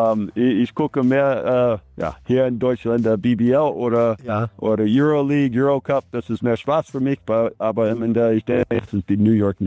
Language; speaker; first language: German; non-native, fluent; English